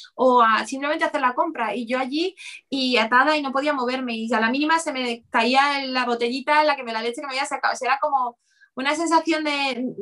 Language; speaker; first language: Spanish; native; Spanish